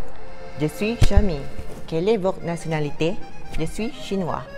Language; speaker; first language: French; non-native, learner; Malay